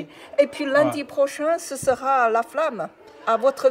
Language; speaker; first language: French; non-native, learner; Chinese